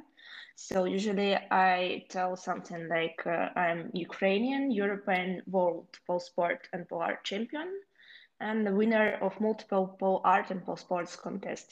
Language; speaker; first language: English; non-native, fluent; Ukrainian